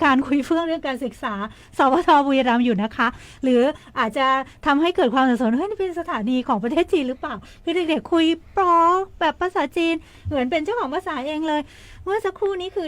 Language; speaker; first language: Thai; native; Thai